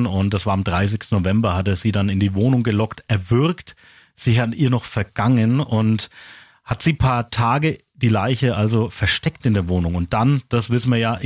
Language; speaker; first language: German; native; German